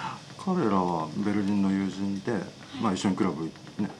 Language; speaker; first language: Japanese; native; Japanese